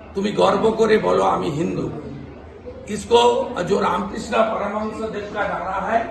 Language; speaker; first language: Hindi; non-native, local second language; Bangla